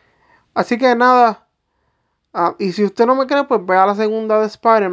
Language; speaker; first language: Spanish; native; Spanish